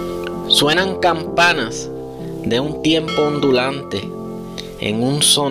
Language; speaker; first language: Spanish; native; Spanish